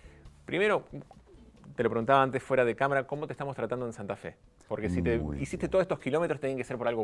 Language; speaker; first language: Spanish; native; Spanish